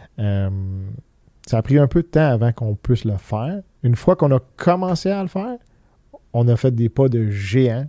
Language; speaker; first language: French; early bilingual, other home language; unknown